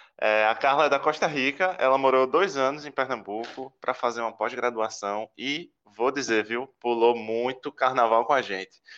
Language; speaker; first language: Portuguese; native; Portuguese